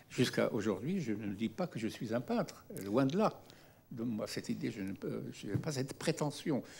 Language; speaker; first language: French; non-native, local second language; Arabic